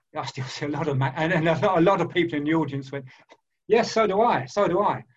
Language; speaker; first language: English; native; English